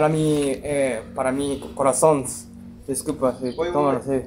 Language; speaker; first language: Spanish; non-native, learner; Japanese